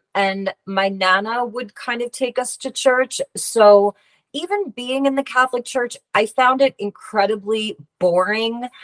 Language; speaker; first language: English; native; English